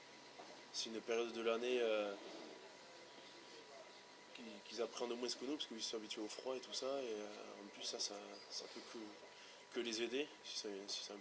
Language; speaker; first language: French; native; French